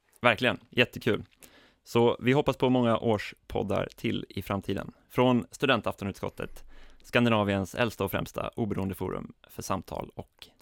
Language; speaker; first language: Swedish; native; Swedish